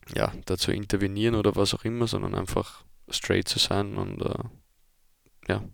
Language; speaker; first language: German; native; German